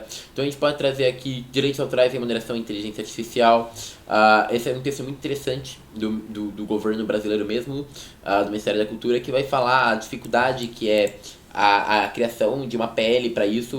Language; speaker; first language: Portuguese; native; Portuguese